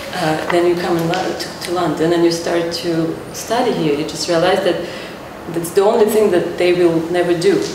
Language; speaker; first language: English; non-native, fluent; Russian